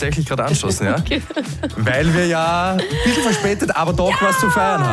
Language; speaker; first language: German; native; German